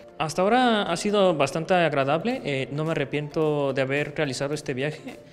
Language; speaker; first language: Spanish; native; Spanish